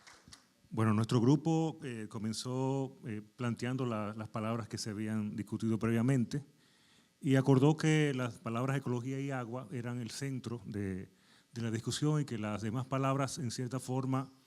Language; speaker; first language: Spanish; native; Spanish